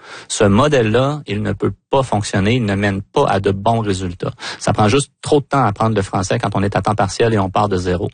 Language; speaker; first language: French; native; French